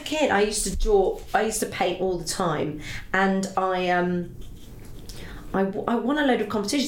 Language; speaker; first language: English; native; English